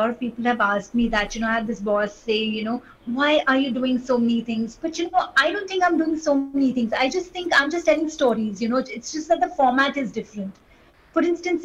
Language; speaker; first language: English; non-native, local second language; Hindi